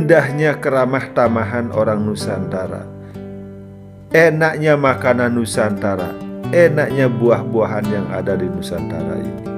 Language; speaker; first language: Indonesian; native; Indonesian